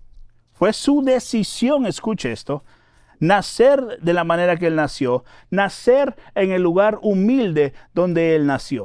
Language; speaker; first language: Spanish; native; Spanish